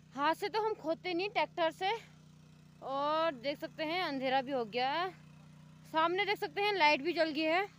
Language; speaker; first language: Hindi; native; Hindi